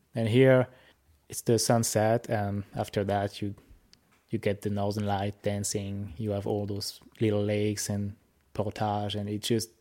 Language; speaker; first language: English; non-native, fluent; French